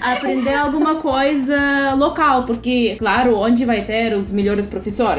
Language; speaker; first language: Portuguese; non-native, fluent; Russian